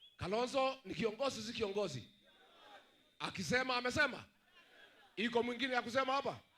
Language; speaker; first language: Swahili; non-native, local second language; Kikuyu